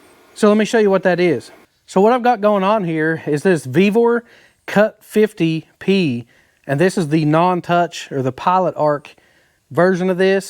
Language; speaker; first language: English; native; English